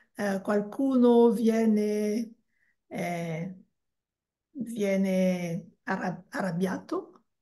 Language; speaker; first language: Italian; non-native, learner; French